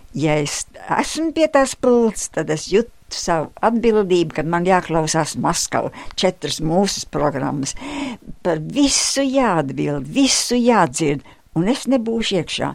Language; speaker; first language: Latvian; native; Latvian